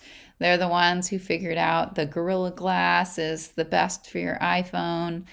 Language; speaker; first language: English; native; English